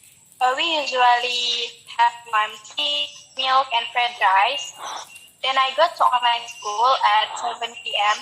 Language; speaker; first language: English; non-native, learner; Indonesian